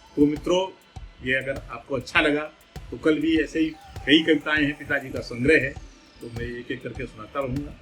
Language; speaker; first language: Hindi; native; Hindi